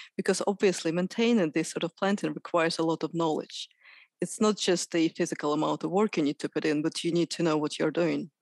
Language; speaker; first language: English; non-native, fluent; Russian